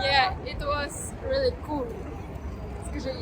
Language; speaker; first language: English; non-native, learner; Ukrainian